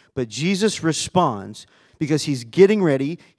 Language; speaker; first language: English; native; English